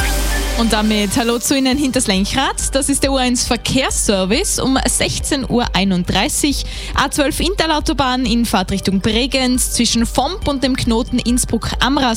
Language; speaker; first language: German; native; German